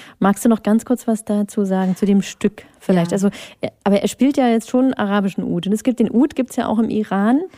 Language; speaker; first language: German; native; German